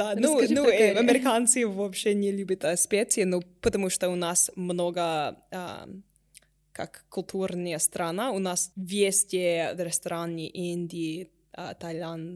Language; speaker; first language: Russian; non-native, learner; English